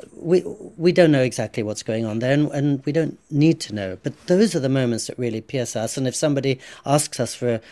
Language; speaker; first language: English; native; English